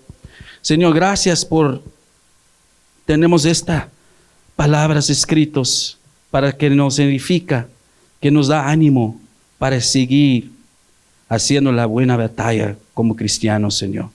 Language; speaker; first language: Spanish; early bilingual, heritage; English